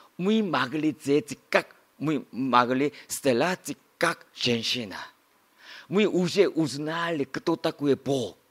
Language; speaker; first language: Russian; non-native, learner; Korean